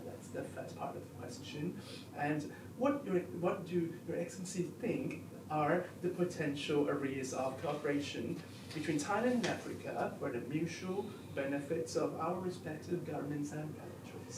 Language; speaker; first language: English; non-native, fluent; Thai